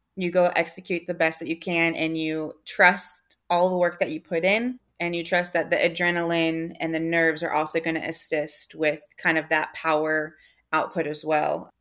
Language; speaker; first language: English; native; English